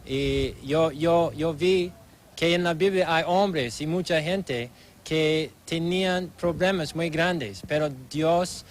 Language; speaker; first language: Spanish; non-native, learner; English